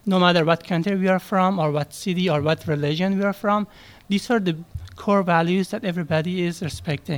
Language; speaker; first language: English; non-native, fluent; Persian